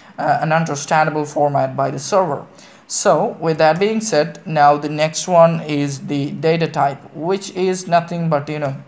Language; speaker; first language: English; non-native, local second language; Malayalam